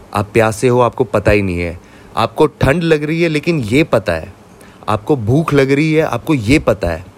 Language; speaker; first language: Hindi; native; Hindi